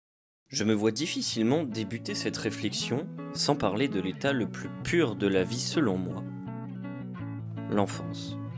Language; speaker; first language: French; native; French